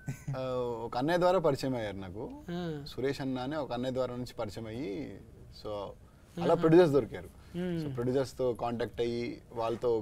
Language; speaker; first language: Telugu; native; Telugu